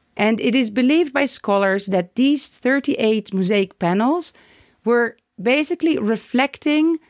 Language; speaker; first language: English; non-native, fluent; Dutch